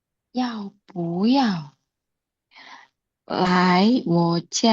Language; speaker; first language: Chinese; non-native, learner; Indonesian